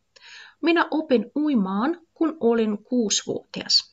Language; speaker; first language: Finnish; non-native, fluent; Russian